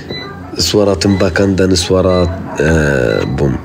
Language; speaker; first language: Indonesian; non-native, fluent; Arabic